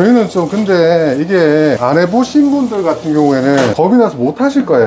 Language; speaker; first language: Korean; native; Korean